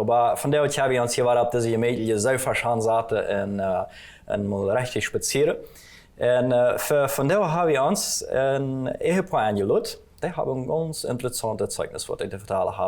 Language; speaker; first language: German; non-native, local second language; Plautdietsch